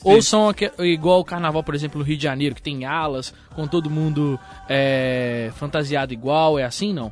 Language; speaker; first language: Portuguese; native; Portuguese